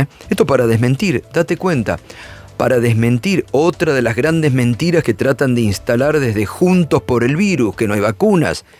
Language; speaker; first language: Spanish; native; Spanish